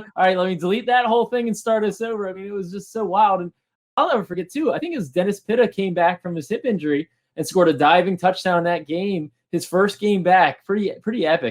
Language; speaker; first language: English; native; English